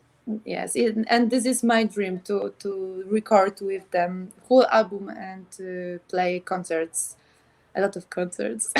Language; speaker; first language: English; non-native, learner; Polish